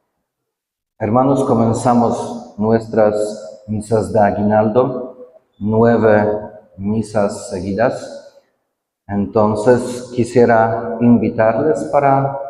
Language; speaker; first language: Spanish; non-native, fluent; Polish